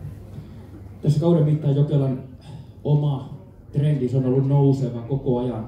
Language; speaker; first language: Finnish; native; Finnish